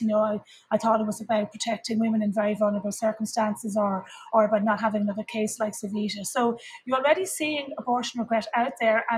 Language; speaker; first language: English; native; English